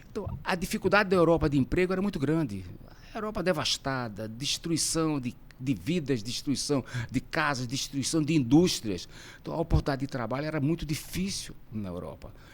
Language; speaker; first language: Portuguese; native; Portuguese